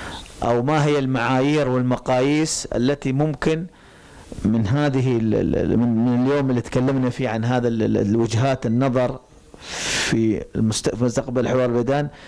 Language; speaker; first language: Arabic; native; Arabic